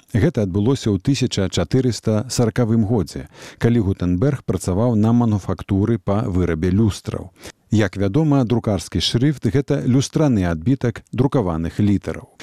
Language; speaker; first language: Belarusian; native; Belarusian